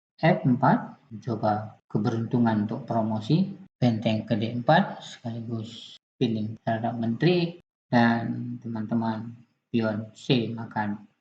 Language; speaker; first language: Indonesian; native; Indonesian